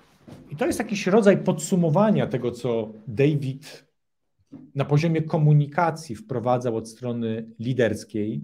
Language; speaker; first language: Polish; native; Polish